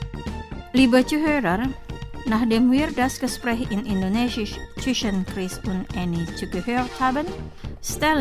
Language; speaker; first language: German; non-native, fluent; Indonesian